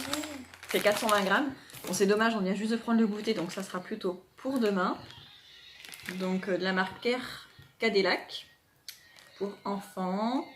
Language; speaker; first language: French; native; French